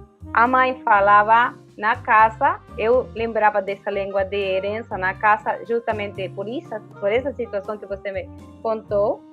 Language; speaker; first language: Portuguese; non-native, fluent; Spanish